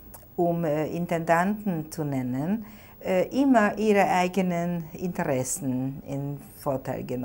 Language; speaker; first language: German; non-native, fluent; Hungarian